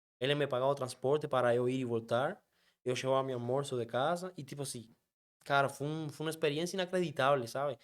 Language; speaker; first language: Portuguese; non-native, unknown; Spanish